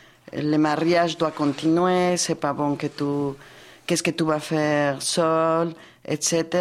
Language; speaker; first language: French; non-native, fluent; Spanish